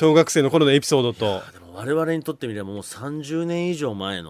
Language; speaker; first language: Japanese; native; Japanese